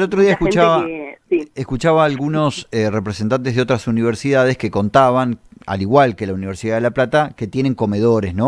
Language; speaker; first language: Spanish; native; Spanish